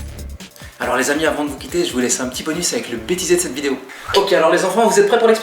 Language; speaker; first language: French; native; French